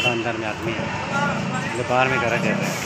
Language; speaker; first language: Hindi; non-native, local second language; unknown